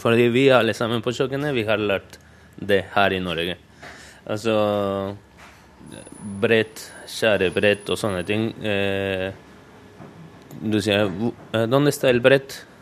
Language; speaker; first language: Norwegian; non-native, fluent; Spanish